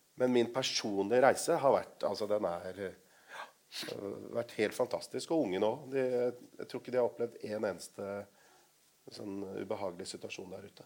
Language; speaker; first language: Norwegian; non-native, local second language; Urdu